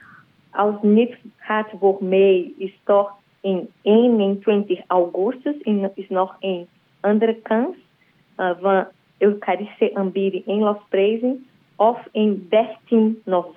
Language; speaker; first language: Dutch; non-native, learner; Portuguese